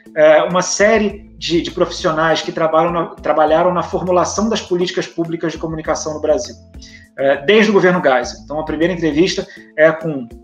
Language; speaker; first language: Portuguese; native; Portuguese